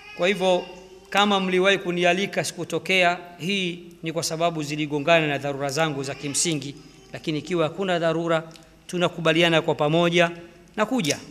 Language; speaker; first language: Swahili; native; Swahili